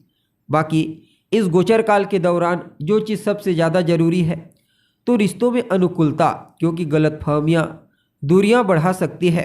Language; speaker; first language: Hindi; native; Hindi